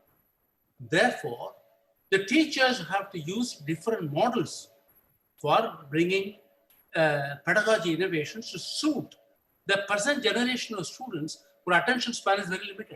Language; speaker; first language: English; non-native, local second language; Tamil